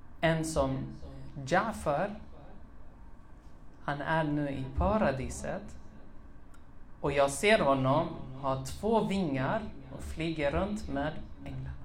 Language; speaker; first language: Swedish; early bilingual, other home language; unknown